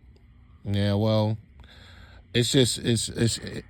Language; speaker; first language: English; native; English